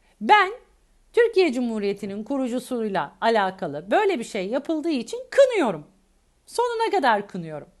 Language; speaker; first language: Turkish; native; Turkish